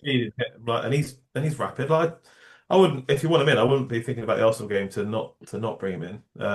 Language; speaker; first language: English; native; English